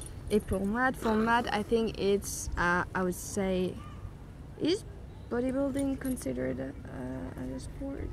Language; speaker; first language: English; non-native, fluent; French